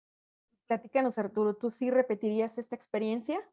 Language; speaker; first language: Spanish; native; Spanish